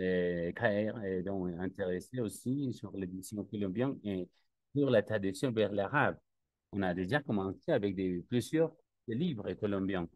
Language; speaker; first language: French; non-native, learner; Spanish